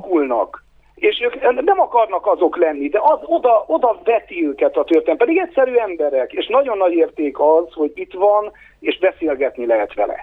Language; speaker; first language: Hungarian; native; Hungarian